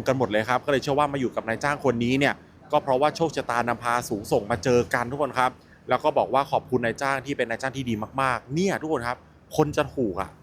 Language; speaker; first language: Thai; native; Thai